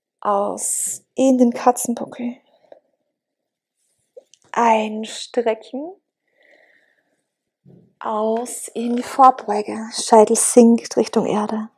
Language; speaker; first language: German; native; German